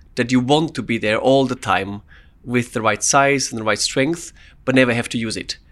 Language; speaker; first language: English; non-native, fluent; German